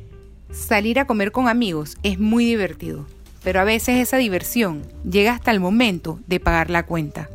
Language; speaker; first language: Spanish; native; Spanish